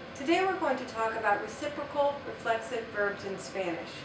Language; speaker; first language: English; native; English